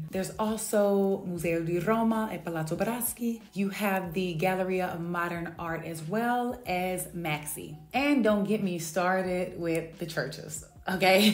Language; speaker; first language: English; native; English